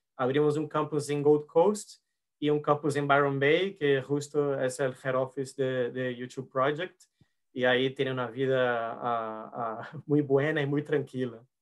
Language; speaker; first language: Spanish; non-native, learner; Portuguese